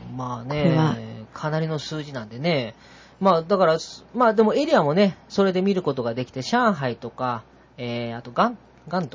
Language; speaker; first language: Japanese; native; Japanese